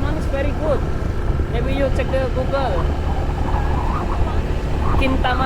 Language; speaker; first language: English; non-native, learner; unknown